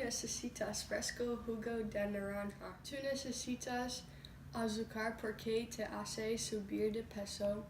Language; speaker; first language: Spanish; non-native, learner; English